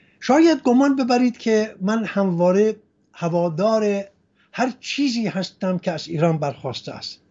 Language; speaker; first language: Persian; non-native, local second language; Assyrian Neo-Aramaic